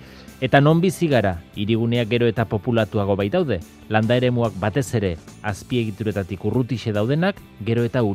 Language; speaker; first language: Basque; native; Basque